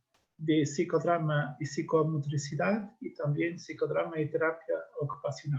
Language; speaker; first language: Spanish; non-native, learner; Portuguese